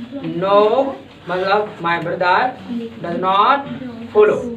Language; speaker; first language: English; non-native, fluent; Hindi